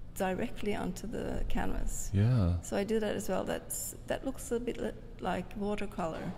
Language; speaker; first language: English; non-native, fluent; Norwegian